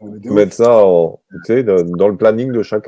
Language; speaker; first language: French; native; French